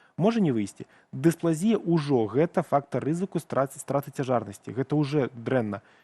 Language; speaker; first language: Belarusian; non-native, local second language; Russian